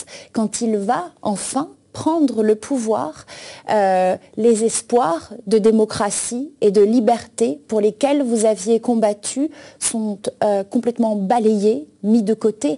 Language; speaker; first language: French; native; French